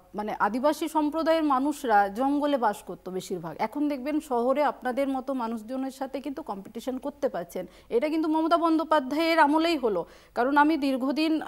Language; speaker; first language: Bangla; non-native, local second language; Santali